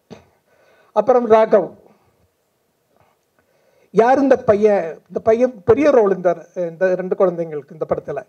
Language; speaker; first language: Tamil; non-native, fluent; Malayalam